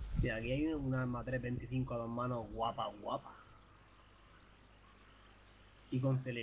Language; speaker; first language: Spanish; native; Spanish